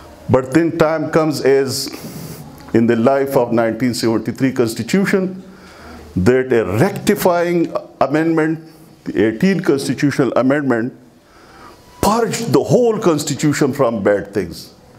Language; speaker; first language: English; non-native, local second language; Pashto